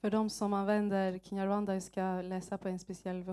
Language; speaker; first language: Swedish; early bilingual, other home language; Kinyarwanda